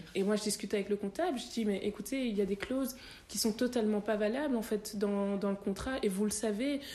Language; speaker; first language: French; native; French